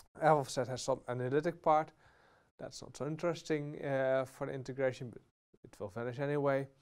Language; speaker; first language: English; non-native, fluent; Dutch